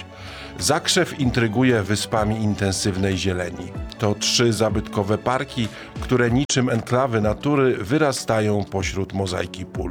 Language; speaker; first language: Polish; native; Polish